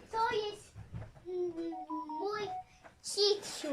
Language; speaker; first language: Polish; early bilingual, heritage; Polish